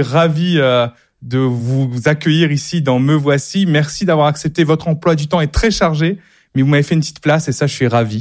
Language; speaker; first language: French; native; French